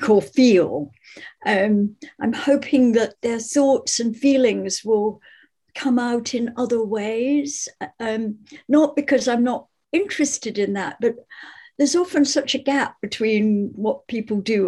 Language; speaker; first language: English; native; English